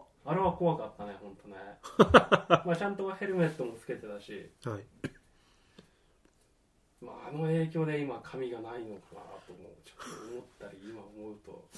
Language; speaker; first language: Japanese; native; Japanese